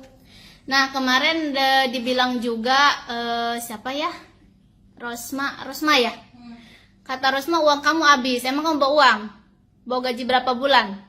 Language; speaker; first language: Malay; non-native, local second language; Sundanese